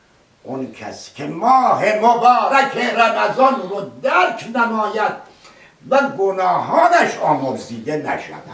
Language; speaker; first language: Persian; native; Persian